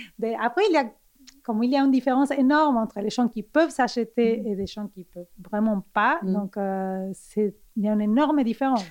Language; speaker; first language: French; non-native, fluent; Spanish